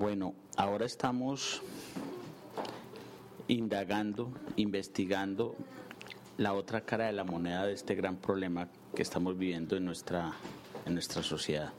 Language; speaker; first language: Spanish; native; Spanish